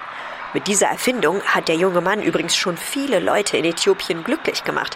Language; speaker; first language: German; native; German